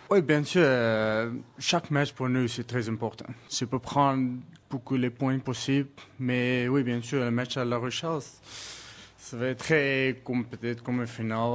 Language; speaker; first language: French; non-native, learner; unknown